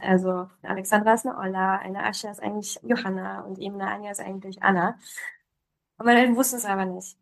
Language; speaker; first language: German; early bilingual, other home language; Polish